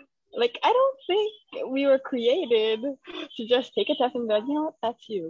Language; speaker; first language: English; early bilingual, other home language; Indonesian